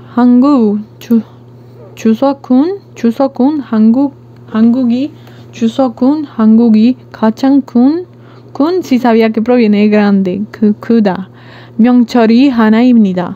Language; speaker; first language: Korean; non-native, learner; Spanish